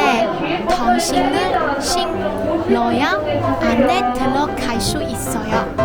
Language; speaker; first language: Korean; non-native, learner; Cantonese